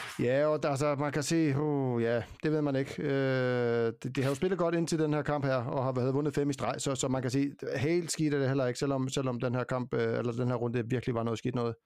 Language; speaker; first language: Danish; native; Danish